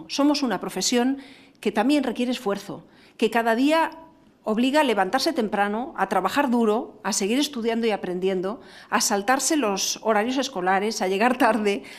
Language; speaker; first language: Spanish; native; Spanish